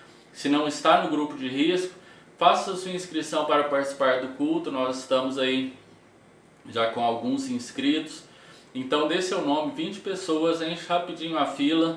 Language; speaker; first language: Portuguese; native; Portuguese